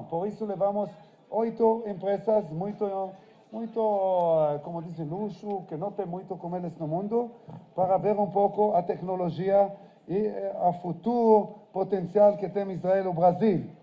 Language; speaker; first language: Portuguese; non-native, fluent; Hebrew